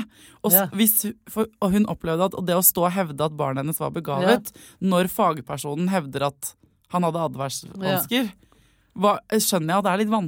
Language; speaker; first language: Norwegian; native; Norwegian